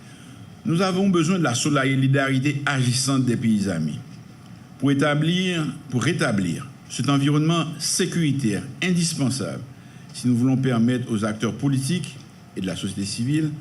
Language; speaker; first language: French; non-native, local second language; Haitian Creole